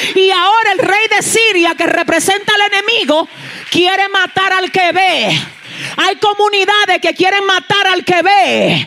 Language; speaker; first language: Spanish; early bilingual, heritage; Spanish